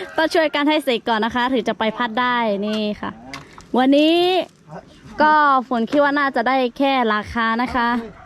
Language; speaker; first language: Thai; non-native, local second language; Lahu